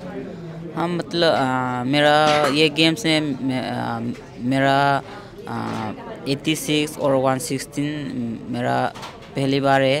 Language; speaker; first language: Hindi; non-native, local second language; Manipuri